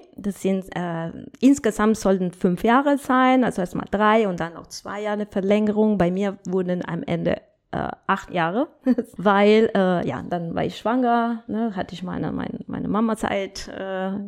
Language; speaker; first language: German; non-native, fluent; Spanish